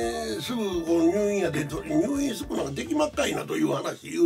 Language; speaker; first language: Japanese; native; Japanese